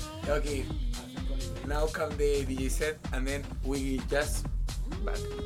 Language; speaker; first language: English; non-native, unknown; Spanish